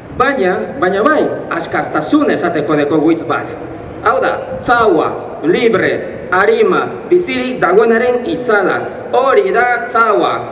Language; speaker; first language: Basque; non-native, fluent; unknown